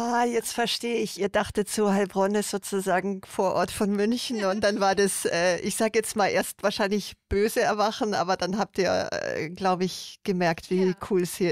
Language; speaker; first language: German; native; German